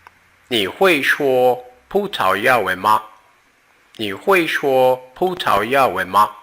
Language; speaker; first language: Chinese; non-native, learner; Portuguese